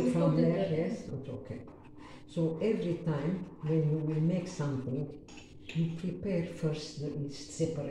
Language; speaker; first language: English; non-native, learner; Arabic